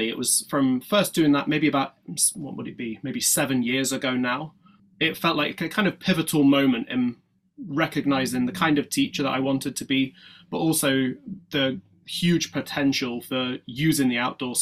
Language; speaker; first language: English; native; English